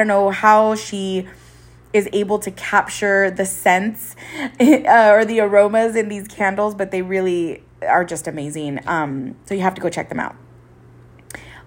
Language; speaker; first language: English; native; English